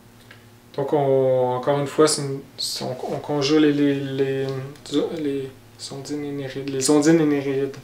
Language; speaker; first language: French; native; French